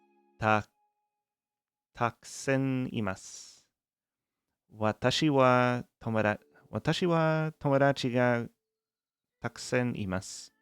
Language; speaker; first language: Japanese; non-native, learner; English